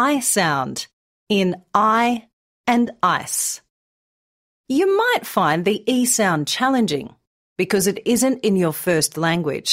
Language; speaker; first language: English; native; English